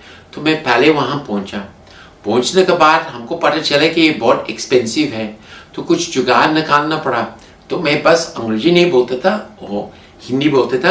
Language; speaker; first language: Hindi; non-native, fluent; English